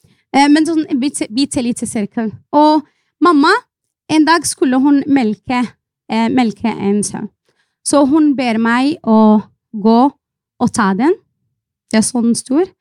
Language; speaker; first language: Norwegian; non-native, fluent; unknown